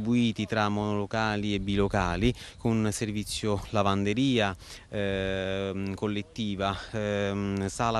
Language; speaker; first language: Italian; native; Italian